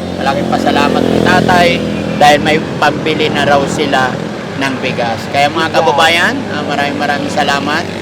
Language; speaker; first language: Filipino; non-native, local second language; Pangasinan